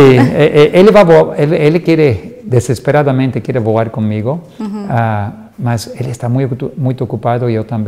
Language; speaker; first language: Portuguese; non-native, fluent; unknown